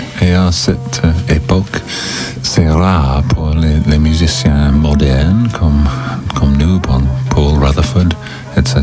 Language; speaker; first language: French; non-native, learner; English